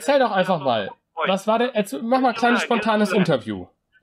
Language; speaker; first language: German; native; German